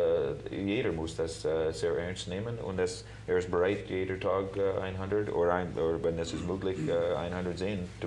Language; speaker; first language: German; non-native, learner; English